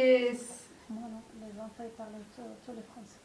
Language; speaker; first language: French; non-native, learner; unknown